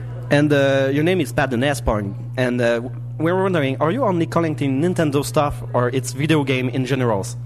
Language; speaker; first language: English; non-native, fluent; French